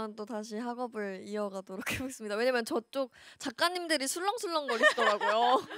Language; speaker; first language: Korean; native; Korean